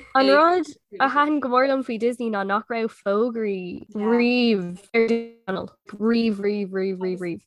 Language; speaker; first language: Irish; non-native, local second language; English